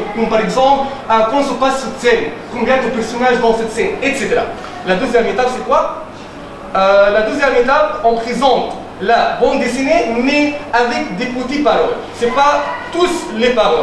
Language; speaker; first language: French; non-native, fluent; Arabic